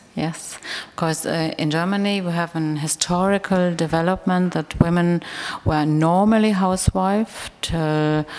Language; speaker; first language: English; non-native, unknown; German